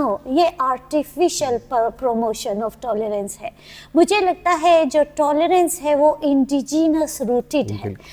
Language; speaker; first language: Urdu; non-native, local second language; Hazaragi